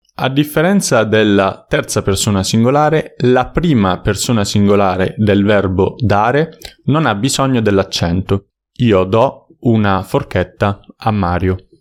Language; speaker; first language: Italian; native; Italian